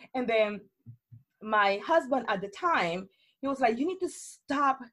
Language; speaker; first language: English; non-native, fluent; Spanish